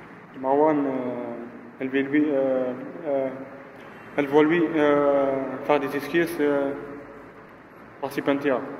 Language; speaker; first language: French; non-native, learner; Arabic